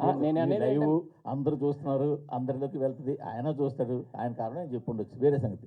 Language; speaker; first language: Telugu; native; Telugu